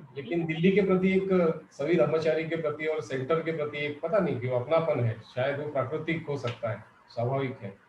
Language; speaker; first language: Hindi; non-native, local second language; Marathi